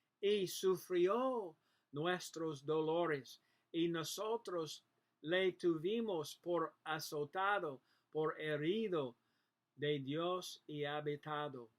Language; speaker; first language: Spanish; non-native, learner; English